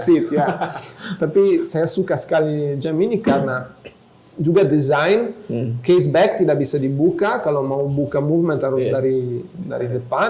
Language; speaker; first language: Indonesian; non-native, fluent; Italian